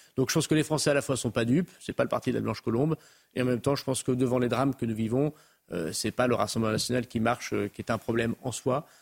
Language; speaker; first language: French; native; French